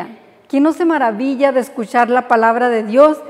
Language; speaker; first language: Spanish; native; Spanish